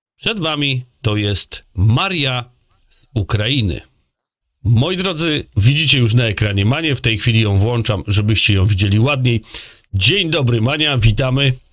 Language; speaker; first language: Polish; native; Polish